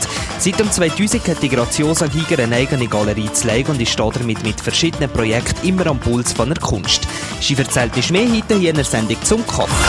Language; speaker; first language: German; native; German